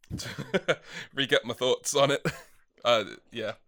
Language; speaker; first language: English; native; English